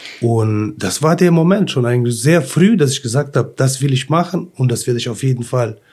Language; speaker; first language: German; early bilingual, other home language; Russian